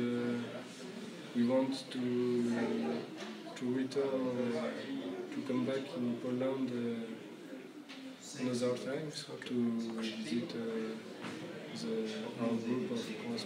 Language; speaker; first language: English; non-native, learner; French